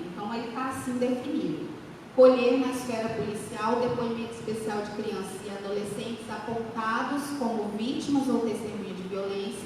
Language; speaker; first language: Portuguese; native; Portuguese